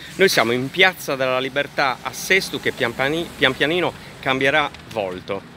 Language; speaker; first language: Italian; native; Italian